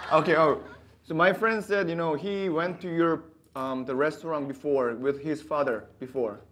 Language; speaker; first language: English; non-native, fluent; Korean